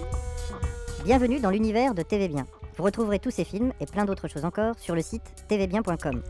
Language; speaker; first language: French; native; French